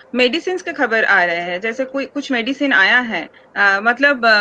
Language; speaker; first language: Hindi; non-native, local second language; Bangla